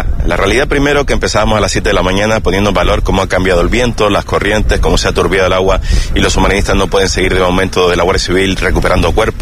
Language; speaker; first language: Spanish; native; Spanish